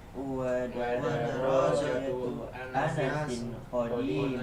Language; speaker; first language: Arabic; non-native, learner; Indonesian